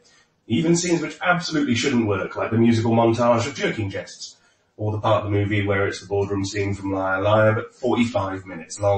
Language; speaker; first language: English; native; English